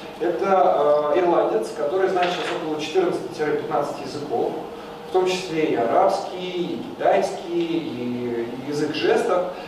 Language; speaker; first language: Russian; native; Russian